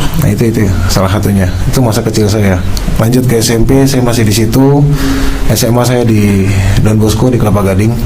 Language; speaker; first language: Indonesian; native; Indonesian